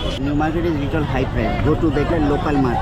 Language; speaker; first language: English; non-native, local second language; Bangla